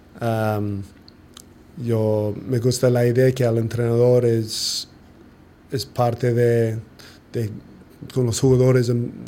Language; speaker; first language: Spanish; non-native, fluent; English